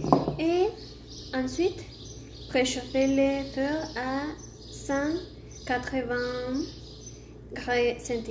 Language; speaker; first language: French; non-native, learner; Spanish